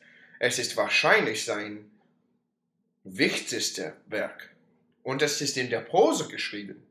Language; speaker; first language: German; non-native, learner; English